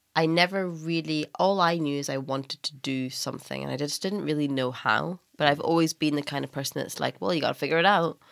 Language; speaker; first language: English; native; English